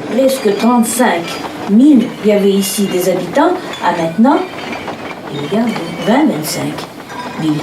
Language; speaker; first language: French; early bilingual, heritage; Russian